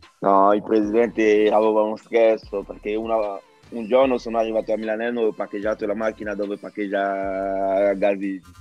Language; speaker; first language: Italian; non-native, fluent; French